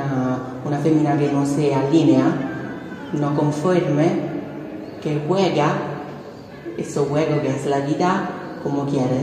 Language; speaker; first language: Spanish; non-native, fluent; Italian